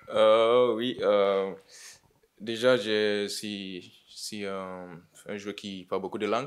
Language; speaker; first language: French; non-native, learner; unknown